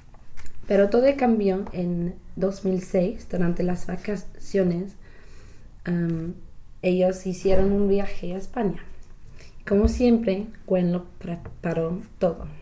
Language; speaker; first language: Spanish; non-native, learner; English